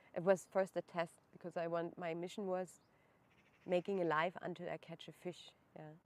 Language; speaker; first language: English; non-native, fluent; German